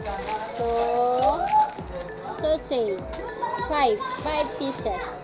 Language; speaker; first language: Japanese; non-native, learner; Filipino